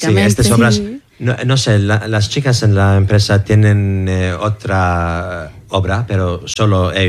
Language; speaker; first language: Spanish; non-native, learner; English